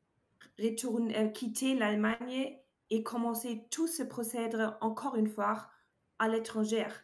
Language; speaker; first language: French; non-native, learner; German